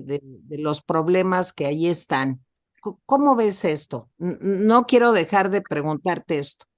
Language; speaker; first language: Spanish; native; Spanish